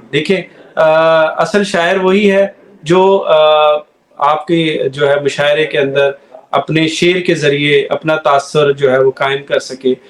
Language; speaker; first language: Urdu; non-native, local second language; Punjabi